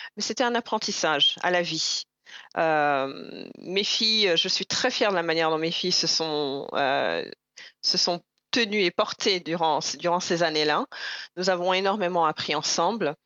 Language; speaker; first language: French; non-native, local second language; Rundi